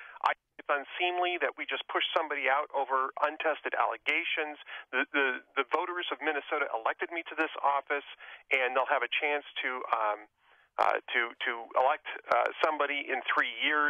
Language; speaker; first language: English; native; English